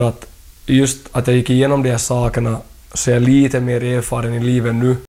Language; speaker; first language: Swedish; early bilingual, other home language; Thai